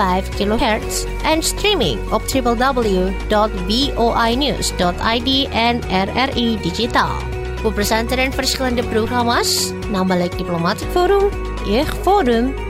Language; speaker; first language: Dutch; non-native, fluent; Indonesian